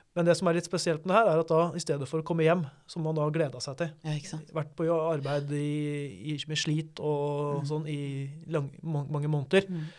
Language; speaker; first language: Norwegian; native; Norwegian